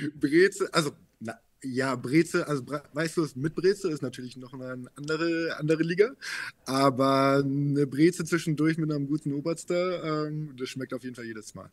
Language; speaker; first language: German; native; German